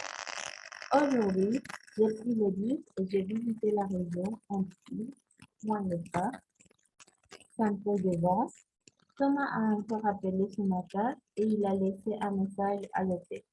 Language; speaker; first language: French; non-native, fluent; Spanish